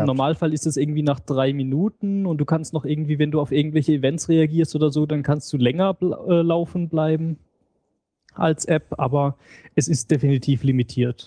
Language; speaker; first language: German; native; German